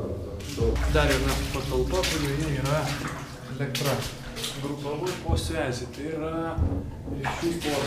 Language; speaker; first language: Russian; non-native, fluent; Lithuanian